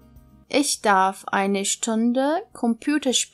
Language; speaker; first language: German; non-native, fluent; Turkish